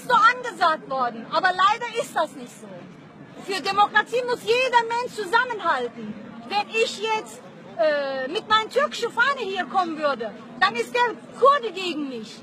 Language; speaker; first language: German; early bilingual, other home language; Turkish